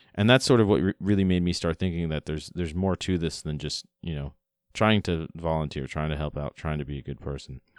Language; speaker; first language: English; native; English